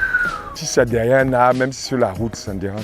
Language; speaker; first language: French; native; French